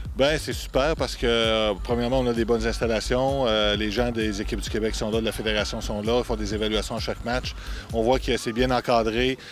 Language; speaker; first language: French; native; French